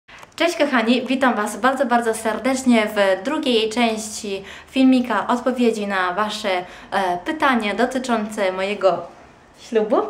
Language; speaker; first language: Polish; early bilingual, heritage; Polish